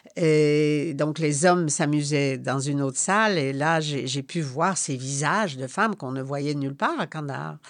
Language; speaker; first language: French; non-native, fluent; Polish